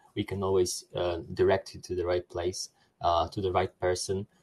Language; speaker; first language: English; non-native, fluent; Polish